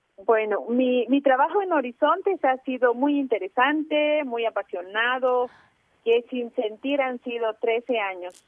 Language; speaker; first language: Spanish; native; Spanish